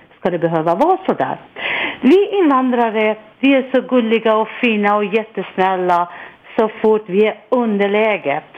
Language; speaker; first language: Swedish; non-native, fluent; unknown